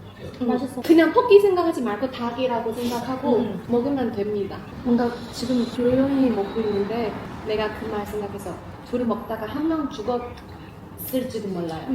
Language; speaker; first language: Korean; non-native, fluent; Chinese